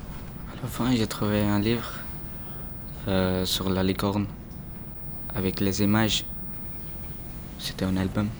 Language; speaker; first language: French; non-native, learner; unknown